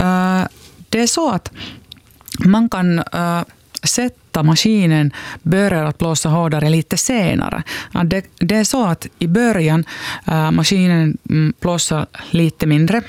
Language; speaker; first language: Swedish; non-native, local second language; Finnish